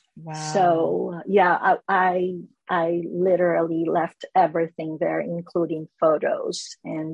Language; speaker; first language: English; non-native, local second language; Filipino